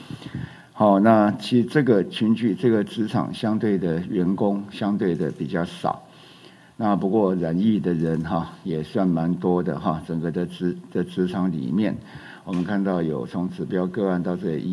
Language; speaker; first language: Chinese; native; Chinese